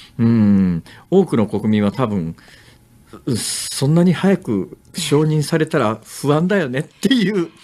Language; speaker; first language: Japanese; native; Japanese